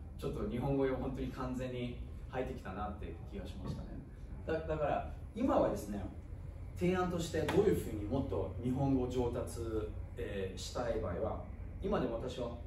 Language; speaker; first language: Japanese; non-native, fluent; German